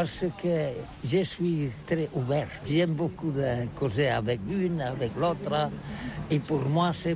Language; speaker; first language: French; non-native, learner; Catalan